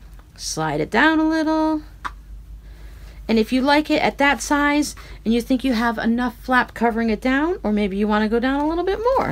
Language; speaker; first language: English; native; English